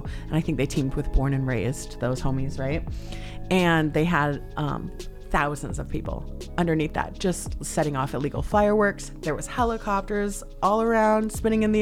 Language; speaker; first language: English; native; English